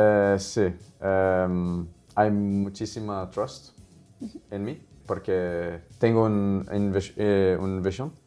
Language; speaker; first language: Spanish; non-native, learner; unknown